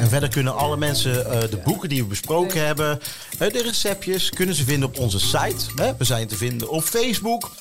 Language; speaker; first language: Dutch; native; Dutch